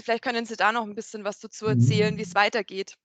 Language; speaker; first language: German; native; German